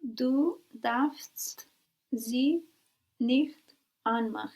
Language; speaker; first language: German; non-native, learner; English